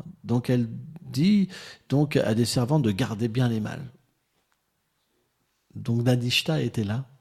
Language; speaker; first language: French; native; French